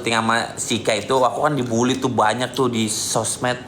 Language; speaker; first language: Indonesian; native; Indonesian